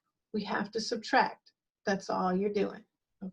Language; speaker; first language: English; native; English